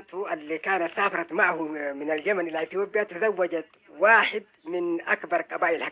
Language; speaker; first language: Arabic; non-native, fluent; Oromo